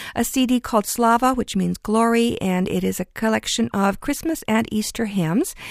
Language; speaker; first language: English; early bilingual, other home language; Ukrainian